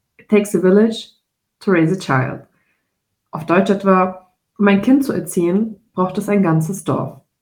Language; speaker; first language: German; early bilingual, other home language; Turkish